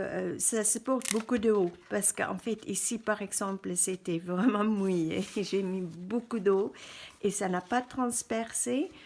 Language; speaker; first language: French; non-native, fluent; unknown